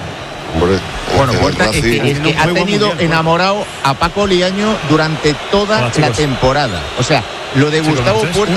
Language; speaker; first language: Spanish; native; Spanish